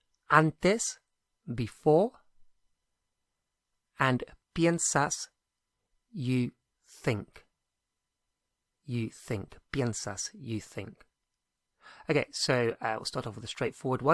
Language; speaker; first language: English; native; English